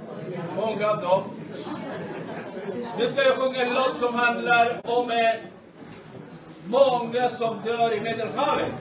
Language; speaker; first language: Swedish; non-native, fluent; Spanish